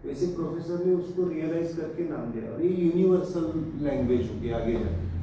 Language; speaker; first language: Hindi; non-native, local second language; Marathi